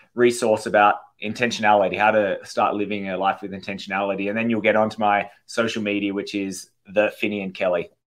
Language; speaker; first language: English; native; English